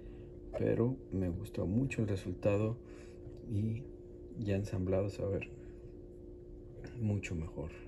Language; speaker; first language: Spanish; native; Spanish